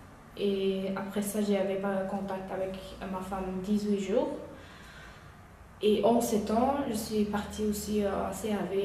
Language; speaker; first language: French; non-native, learner; Uyghur